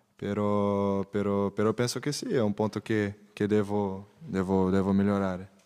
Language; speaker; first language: Italian; non-native, learner; Portuguese